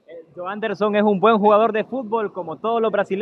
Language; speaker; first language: Portuguese; non-native, learner; Spanish